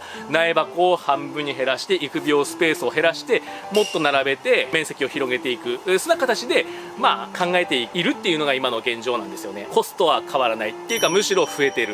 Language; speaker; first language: Japanese; native; Japanese